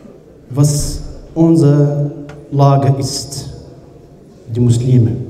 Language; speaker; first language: German; non-native, learner; Arabic